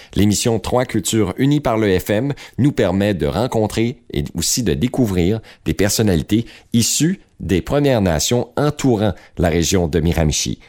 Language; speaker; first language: French; native; French